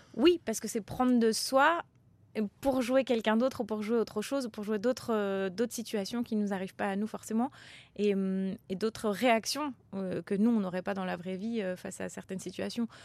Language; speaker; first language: French; early bilingual, other home language; Turkish